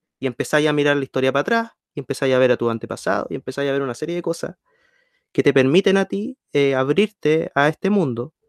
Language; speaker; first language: Spanish; native; Spanish